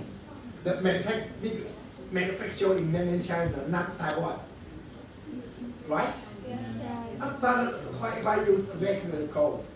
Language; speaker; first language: English; non-native, learner; Chinese